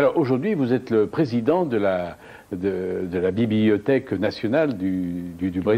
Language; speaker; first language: French; native; French